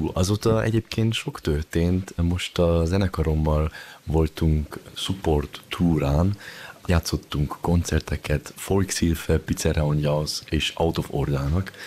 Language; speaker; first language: Hungarian; early bilingual, heritage; Hungarian